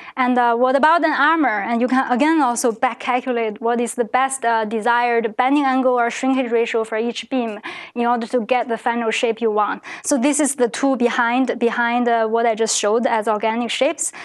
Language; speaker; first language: English; non-native, fluent; Chinese